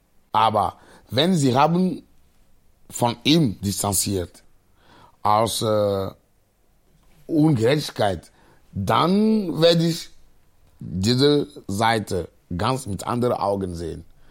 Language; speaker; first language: German; non-native, fluent; Ewe